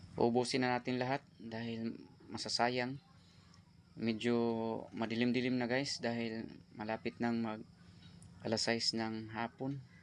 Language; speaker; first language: Filipino; non-native, local second language; Cebuano